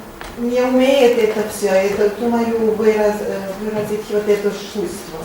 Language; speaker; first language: Russian; non-native, learner; German